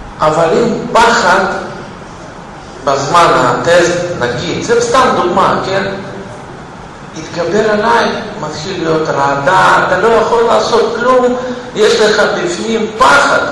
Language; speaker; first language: Hebrew; non-native, fluent; Russian